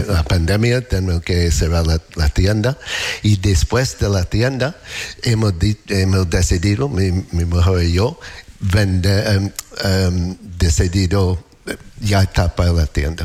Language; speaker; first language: Spanish; non-native, learner; English